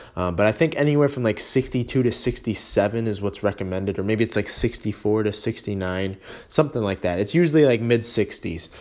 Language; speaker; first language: English; native; English